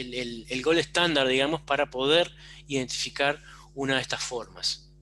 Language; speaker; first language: Spanish; native; Spanish